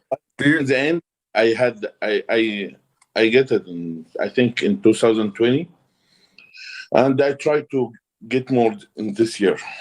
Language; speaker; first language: English; non-native, learner; Arabic